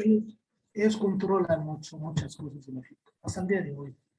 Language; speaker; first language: Spanish; non-native, fluent; Arabic